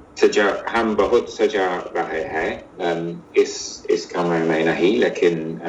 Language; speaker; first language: Hindi; non-native, learner; English